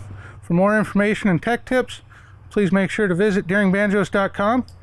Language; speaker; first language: English; native; English